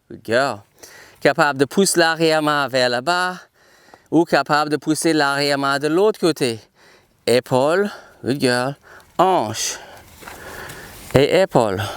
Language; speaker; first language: French; non-native, fluent; English